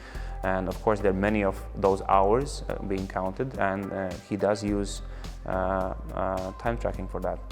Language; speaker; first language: English; non-native, fluent; Latvian